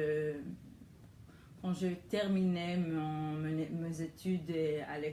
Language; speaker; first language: French; non-native, learner; Hebrew